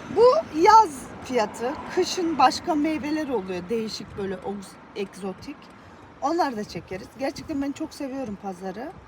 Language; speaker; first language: Turkish; native; Turkish